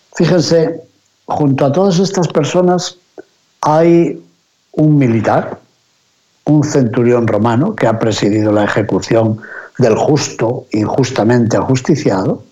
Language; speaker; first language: Spanish; native; Spanish